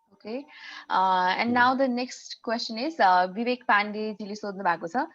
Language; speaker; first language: English; non-native, local second language; Nepali